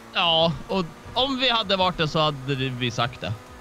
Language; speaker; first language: Swedish; native; Swedish